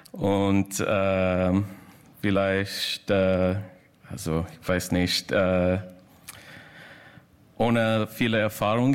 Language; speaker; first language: German; non-native, fluent; English